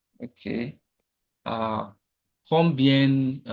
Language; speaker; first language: French; non-native, learner; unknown